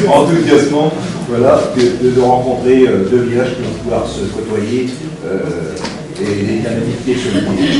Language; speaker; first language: French; native; French